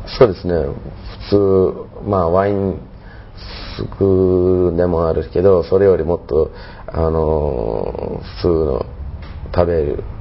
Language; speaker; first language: Japanese; non-native, fluent; Turkish